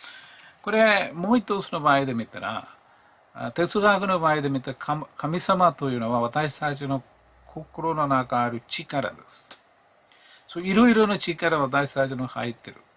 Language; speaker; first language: Japanese; non-native, fluent; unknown